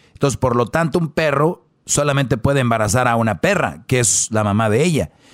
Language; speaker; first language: Spanish; native; Spanish